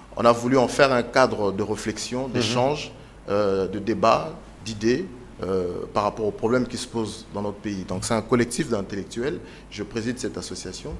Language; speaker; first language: French; non-native, local second language; Lingala